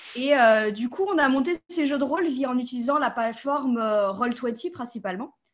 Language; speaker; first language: French; native; French